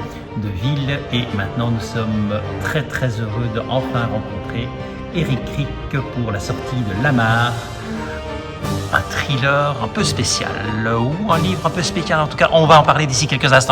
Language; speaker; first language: French; native; French